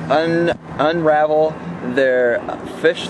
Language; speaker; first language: English; native; English